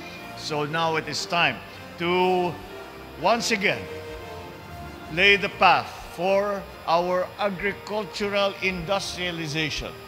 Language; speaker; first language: English; non-native, local second language; Filipino